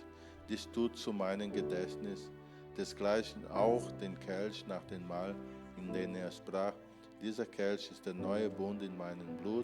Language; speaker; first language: German; non-native, fluent; Portuguese